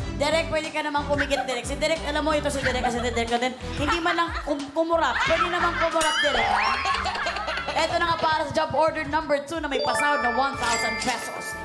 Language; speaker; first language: Filipino; native; Filipino